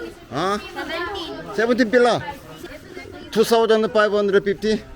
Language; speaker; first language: Korean; native; Korean